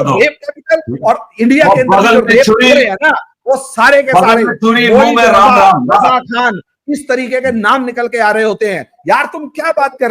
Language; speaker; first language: Hindi; native; Hindi